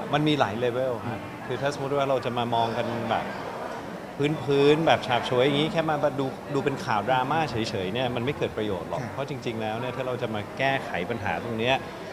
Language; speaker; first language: Thai; non-native, local second language; English